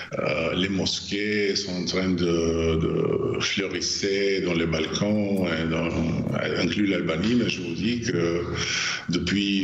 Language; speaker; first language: French; non-native, fluent; Albanian